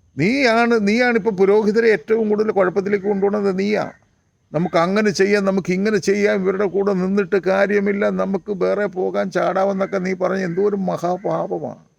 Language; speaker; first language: Malayalam; native; Malayalam